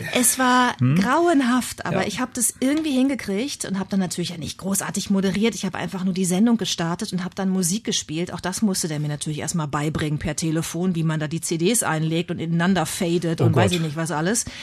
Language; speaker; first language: German; native; German